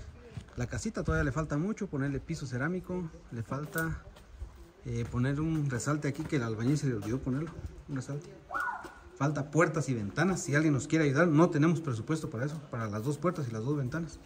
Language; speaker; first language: Spanish; native; Spanish